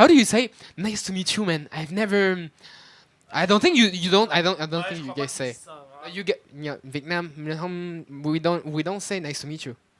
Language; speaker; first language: English; non-native, fluent; French